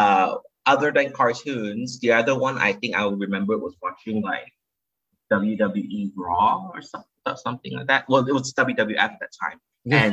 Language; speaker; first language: English; non-native, local second language; Chinese